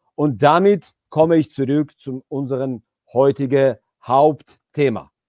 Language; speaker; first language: German; non-native, fluent; Georgian